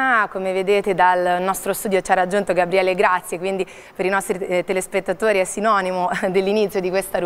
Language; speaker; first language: Italian; native; Italian